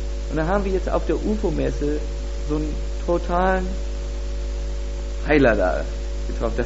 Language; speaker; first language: German; native; German